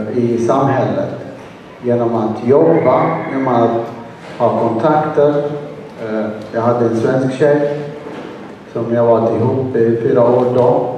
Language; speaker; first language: Swedish; non-native, fluent; Arabic